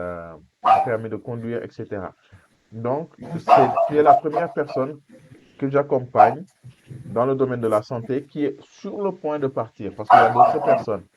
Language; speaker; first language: French; non-native, fluent; Portuguese